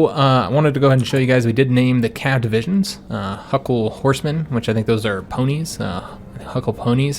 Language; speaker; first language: English; native; English